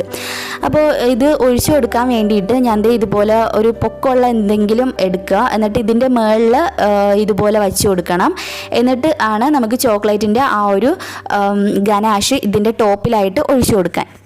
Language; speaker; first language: Malayalam; native; Malayalam